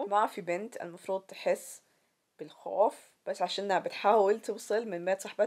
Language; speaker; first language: Arabic; native; Arabic